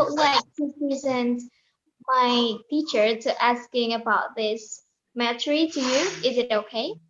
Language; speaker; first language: English; non-native, learner; Indonesian